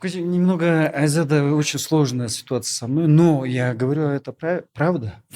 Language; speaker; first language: Russian; non-native, local second language; Kyrgyz